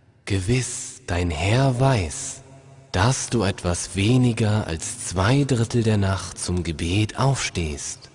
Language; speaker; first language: German; native; German